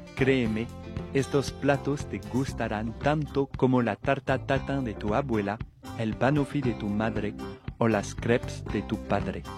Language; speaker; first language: Spanish; non-native, fluent; French